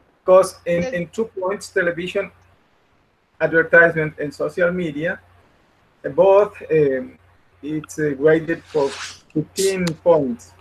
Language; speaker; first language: English; non-native, learner; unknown